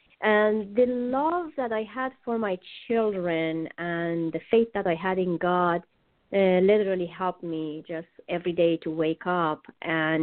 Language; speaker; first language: English; non-native, fluent; Persian